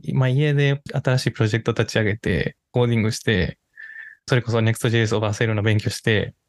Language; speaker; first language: Japanese; non-native, fluent; Spanish